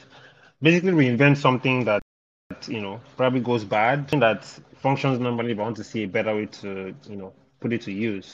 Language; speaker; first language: English; non-native, local second language; Yoruba